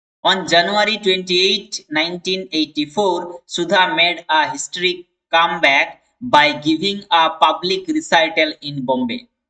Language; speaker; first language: English; non-native, local second language; Bangla